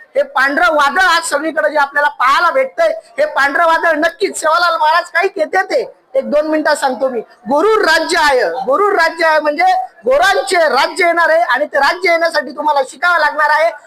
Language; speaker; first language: Marathi; non-native, local second language; Lambadi